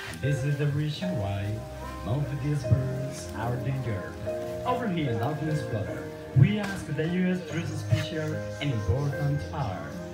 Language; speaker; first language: English; non-native, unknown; Spanish